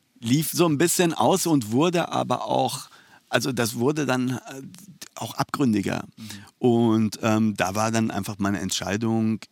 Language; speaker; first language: German; early bilingual, other home language; Persian